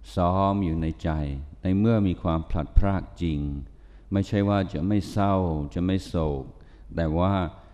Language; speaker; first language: Thai; non-native, fluent; English